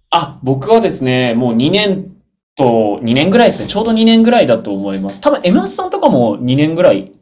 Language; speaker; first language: Japanese; native; Japanese